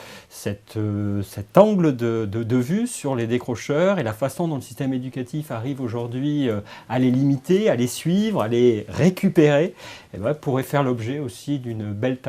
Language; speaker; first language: French; native; French